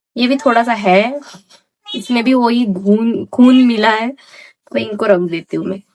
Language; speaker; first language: Hindi; non-native, local second language; Marathi